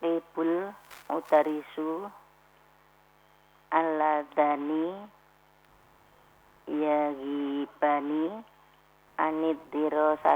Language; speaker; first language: Arabic; non-native, learner; Indonesian